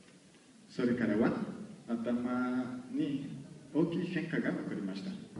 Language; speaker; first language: Japanese; non-native, learner; Spanish